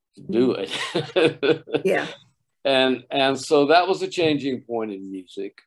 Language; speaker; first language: English; native; English